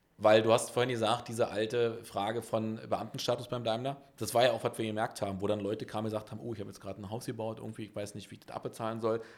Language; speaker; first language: German; native; German